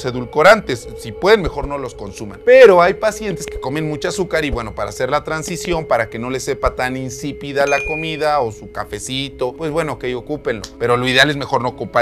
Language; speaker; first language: Spanish; native; Spanish